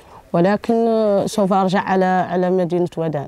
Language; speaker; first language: Arabic; native; Arabic